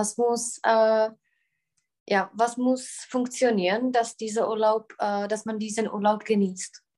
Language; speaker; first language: German; non-native, fluent; Czech